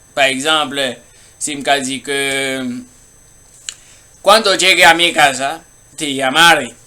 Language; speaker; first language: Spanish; non-native, learner; Haitian Creole